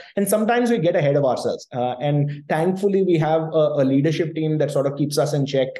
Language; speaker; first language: English; non-native, local second language; Tamil